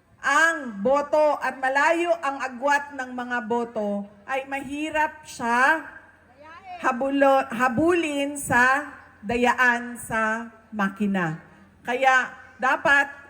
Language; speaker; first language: Filipino; non-native, local second language; Cebuano